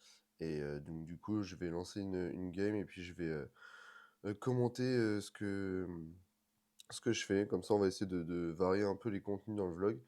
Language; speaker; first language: French; native; French